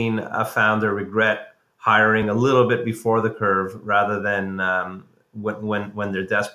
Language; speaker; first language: English; native; English